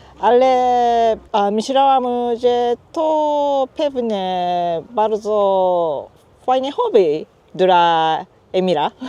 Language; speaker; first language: Polish; non-native, learner; Japanese